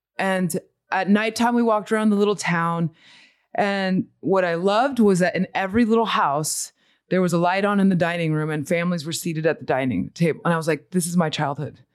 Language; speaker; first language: English; early bilingual, other home language; Spanish